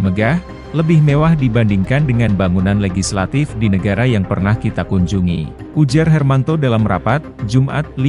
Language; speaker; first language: Indonesian; native; Indonesian